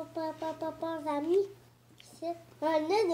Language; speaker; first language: French; non-native, learner; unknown